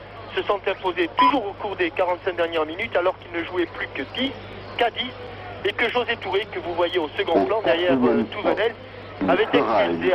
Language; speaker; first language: French; native; French